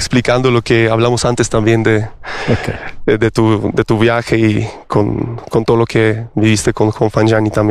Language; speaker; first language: Spanish; non-native, fluent; Polish